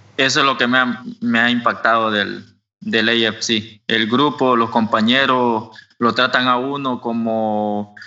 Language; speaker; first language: Spanish; native; Spanish